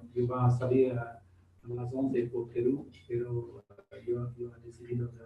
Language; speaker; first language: Spanish; non-native, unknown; Dutch